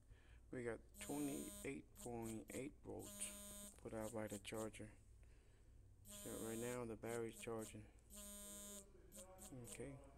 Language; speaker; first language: English; non-native, fluent; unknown